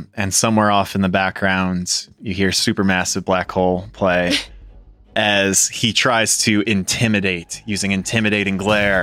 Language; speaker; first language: English; native; English